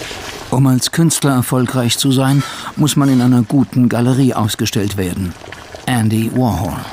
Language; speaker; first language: German; native; German